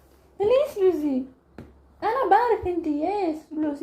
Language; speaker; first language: Arabic; non-native, learner; Oromo